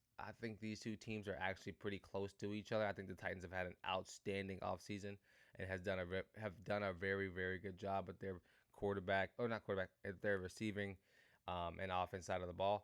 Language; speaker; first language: English; native; English